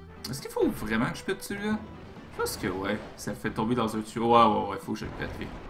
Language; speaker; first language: French; native; French